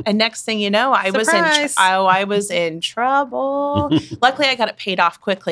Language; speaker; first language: English; native; English